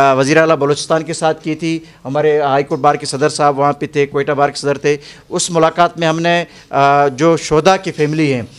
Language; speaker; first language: Urdu; non-native, local second language; Baluchi